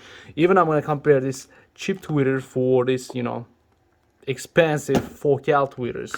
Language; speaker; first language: English; non-native, local second language; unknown